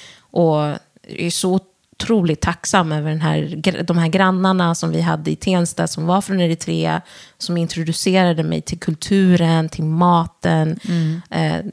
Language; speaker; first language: Swedish; early bilingual, other home language; Wolof